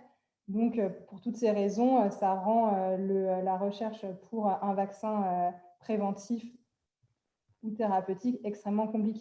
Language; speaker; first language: French; native; French